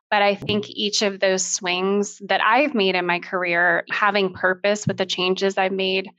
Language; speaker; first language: English; native; English